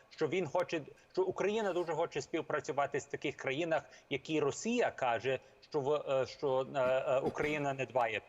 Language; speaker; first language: Ukrainian; early bilingual, heritage; Ukrainian